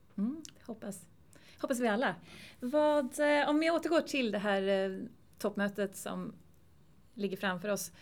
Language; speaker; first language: Swedish; native; Swedish